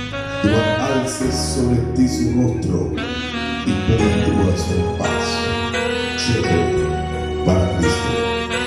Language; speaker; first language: Spanish; native; Spanish